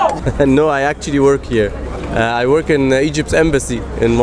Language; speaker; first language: English; non-native, fluent; Arabic